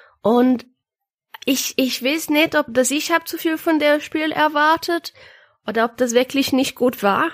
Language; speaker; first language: German; non-native, learner; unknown